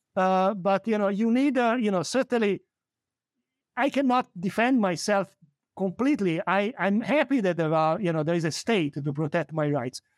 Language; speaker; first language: English; non-native, fluent; Italian